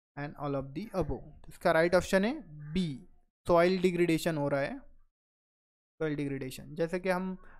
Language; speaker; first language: Hindi; non-native, local second language; Marathi